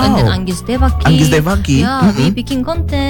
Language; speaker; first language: English; non-native, learner; Korean